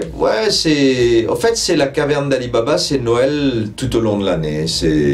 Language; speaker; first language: French; non-native, local second language; Morisyen